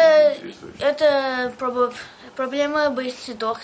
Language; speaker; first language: Russian; early bilingual, heritage; Russian